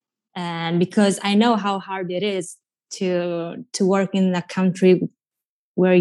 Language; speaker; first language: English; non-native, fluent; Italian